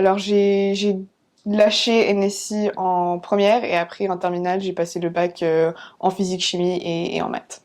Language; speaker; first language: French; early bilingual, other home language; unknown